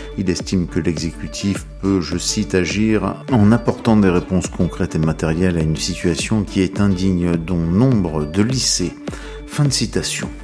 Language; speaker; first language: French; native; French